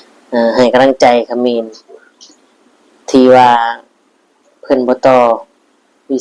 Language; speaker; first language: Thai; non-native, local second language; Northeastern Thai